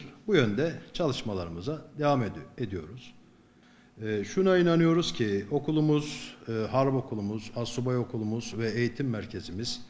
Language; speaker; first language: Turkish; native; Turkish